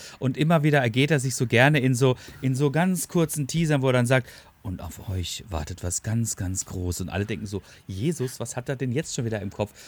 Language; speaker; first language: German; native; German